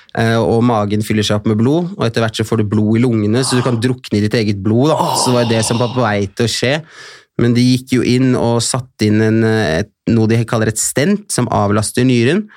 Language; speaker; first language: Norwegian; native; Norwegian